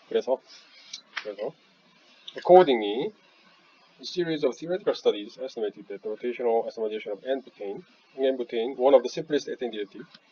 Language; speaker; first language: English; non-native, fluent; Korean